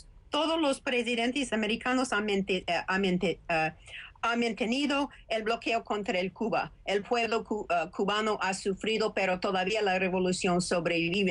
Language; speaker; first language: Spanish; non-native, fluent; English